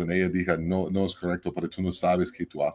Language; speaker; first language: Spanish; non-native, learner; English